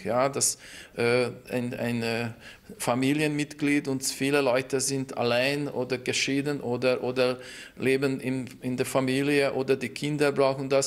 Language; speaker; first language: German; non-native, fluent; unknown